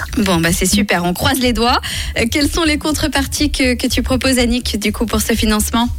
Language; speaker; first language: French; native; French